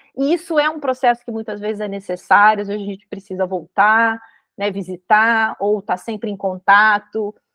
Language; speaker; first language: Portuguese; native; Portuguese